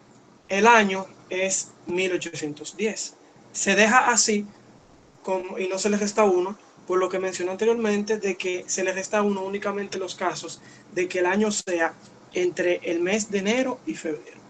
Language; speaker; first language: Spanish; native; Spanish